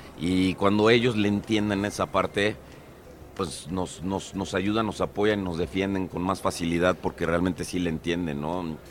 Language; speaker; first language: Spanish; native; Spanish